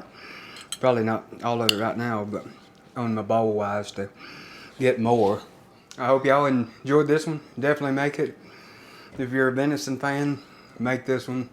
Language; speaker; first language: English; native; English